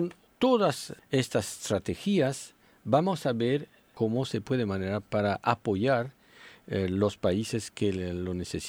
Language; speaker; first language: Spanish; non-native, fluent; French